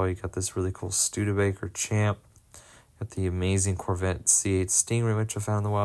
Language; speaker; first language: English; native; English